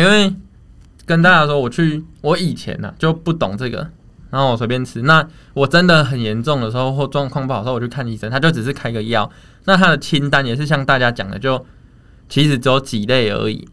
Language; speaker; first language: Chinese; native; Chinese